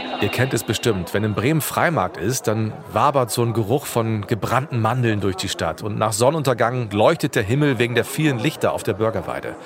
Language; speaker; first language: German; native; German